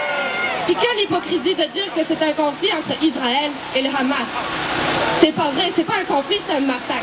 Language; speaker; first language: French; native; French